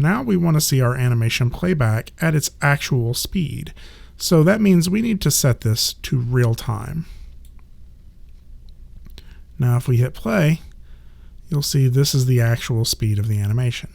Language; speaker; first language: English; native; English